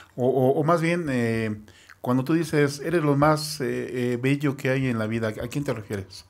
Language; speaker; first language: Spanish; native; Spanish